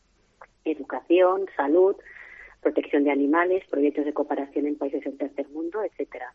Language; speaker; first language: Spanish; native; Spanish